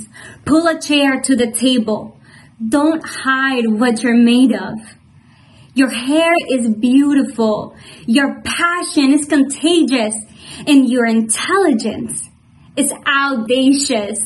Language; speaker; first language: English; non-native, fluent; Spanish